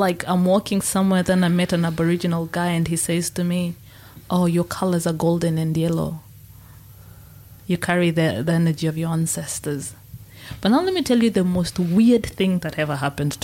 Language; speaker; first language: English; non-native, local second language; Meru